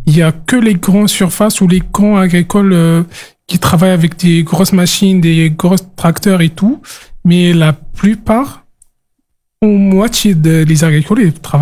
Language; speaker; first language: French; non-native, local second language; Arabic